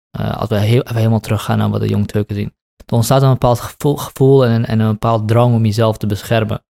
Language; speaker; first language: Dutch; early bilingual, other home language; Kurdish